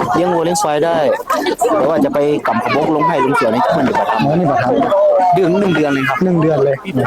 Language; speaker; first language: Thai; non-native, local second language; Lahu